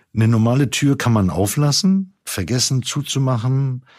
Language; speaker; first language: German; native; German